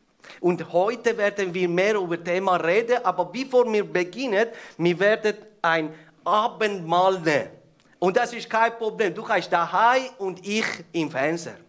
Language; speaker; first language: German; non-native, fluent; Persian